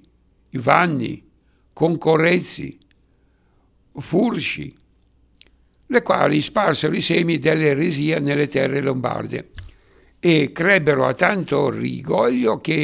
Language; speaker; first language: Italian; native; Italian